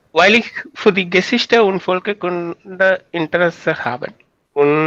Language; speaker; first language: German; non-native, learner; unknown